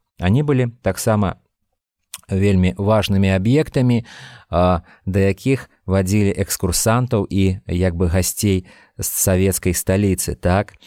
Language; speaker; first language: Belarusian; non-native, local second language; Russian